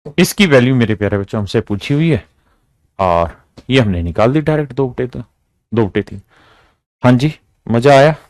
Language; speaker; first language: Hindi; native; Hindi